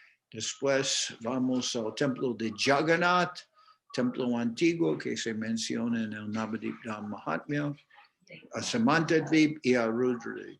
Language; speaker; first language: Spanish; non-native, fluent; English